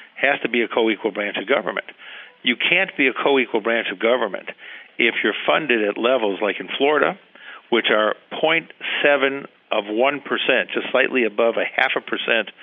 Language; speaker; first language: English; early bilingual, heritage; Spanish